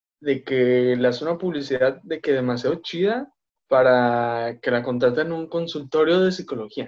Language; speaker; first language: Spanish; native; Spanish